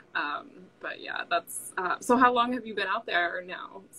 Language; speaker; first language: English; native; English